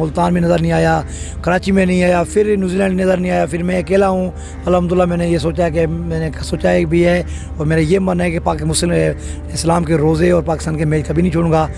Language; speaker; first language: Urdu; non-native, local second language; Sindhi